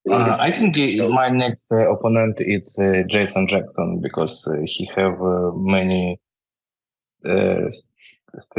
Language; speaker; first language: English; non-native, learner; Ukrainian